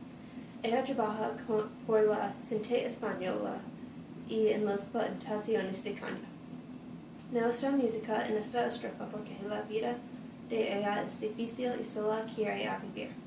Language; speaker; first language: Spanish; non-native, learner; English